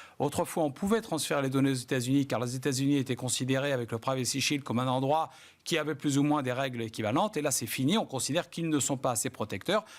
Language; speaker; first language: French; native; French